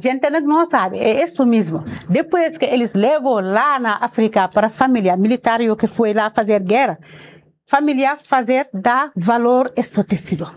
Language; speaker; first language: Portuguese; non-native, learner; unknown